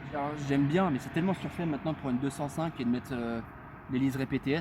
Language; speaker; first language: French; native; French